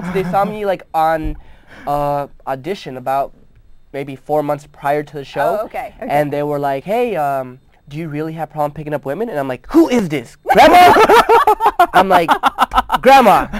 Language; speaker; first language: English; native; English